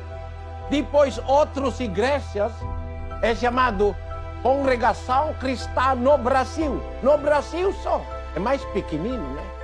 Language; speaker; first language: Portuguese; non-native, local second language; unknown